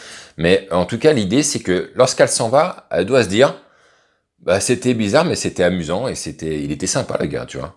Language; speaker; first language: French; native; French